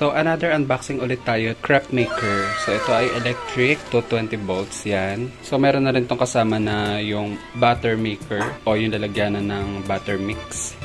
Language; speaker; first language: Filipino; native; Filipino